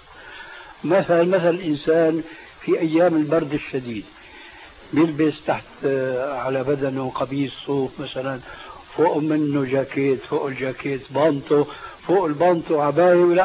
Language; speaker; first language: Arabic; early bilingual, other home language; Albanian